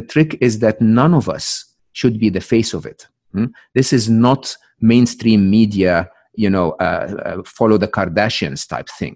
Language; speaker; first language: English; non-native, fluent; Arabic